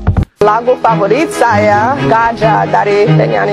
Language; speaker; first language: Indonesian; non-native, fluent; English